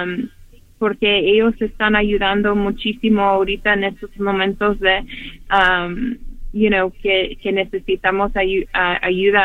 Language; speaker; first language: Spanish; early bilingual, heritage; Spanish